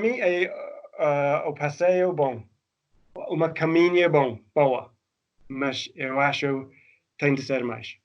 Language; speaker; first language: Portuguese; non-native, fluent; English